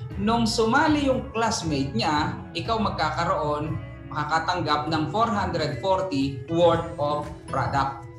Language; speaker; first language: Filipino; native; Filipino